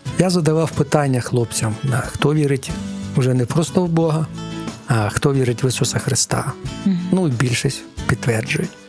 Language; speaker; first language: Ukrainian; non-native, local second language; Russian